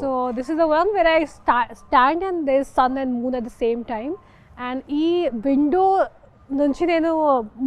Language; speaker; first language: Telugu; non-native, local second language; Hindi